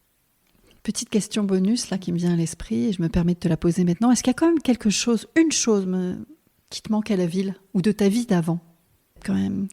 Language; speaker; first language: French; native; French